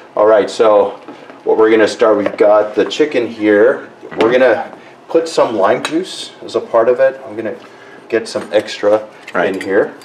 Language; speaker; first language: English; early bilingual, other home language; Spanish